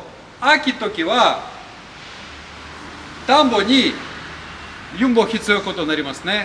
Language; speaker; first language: Japanese; non-native, fluent; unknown